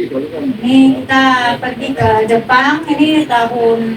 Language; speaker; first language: Indonesian; native; Indonesian